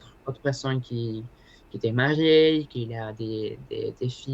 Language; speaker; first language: French; non-native, learner; Spanish